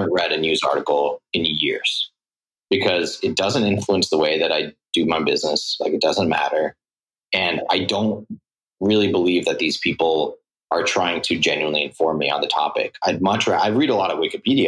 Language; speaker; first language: English; native; English